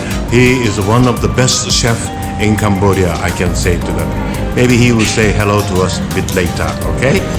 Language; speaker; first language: English; non-native, fluent; Khmer